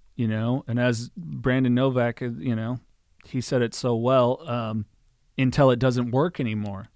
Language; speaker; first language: English; native; English